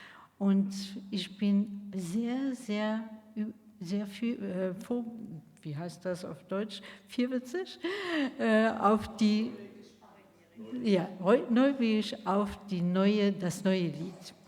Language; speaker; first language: German; non-native, local second language; Luxembourgish